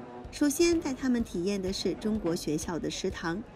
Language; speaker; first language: Chinese; native; Chinese